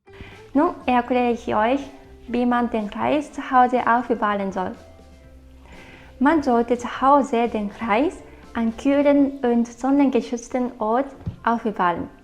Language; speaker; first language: German; non-native, fluent; Japanese